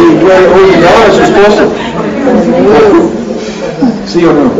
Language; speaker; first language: Spanish; non-native, learner; English